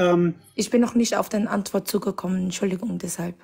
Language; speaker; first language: German; non-native, fluent; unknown